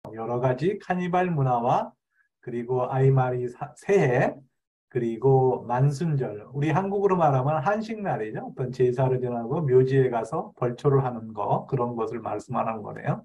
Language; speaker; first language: Korean; native; Korean